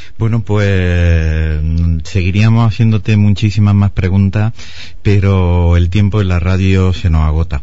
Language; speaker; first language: Spanish; native; Spanish